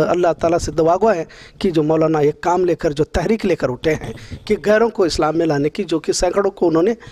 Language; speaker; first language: Urdu; native; Urdu